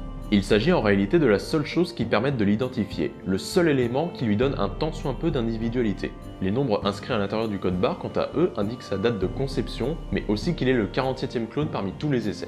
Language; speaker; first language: French; native; French